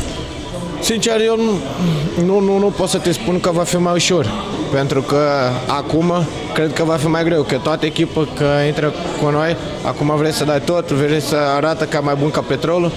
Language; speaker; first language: Romanian; non-native, learner; Portuguese